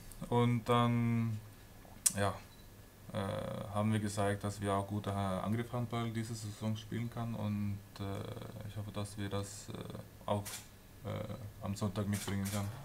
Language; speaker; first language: German; non-native, fluent; Norwegian